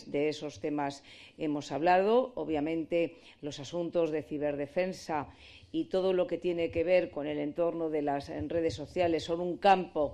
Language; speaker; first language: Spanish; native; Spanish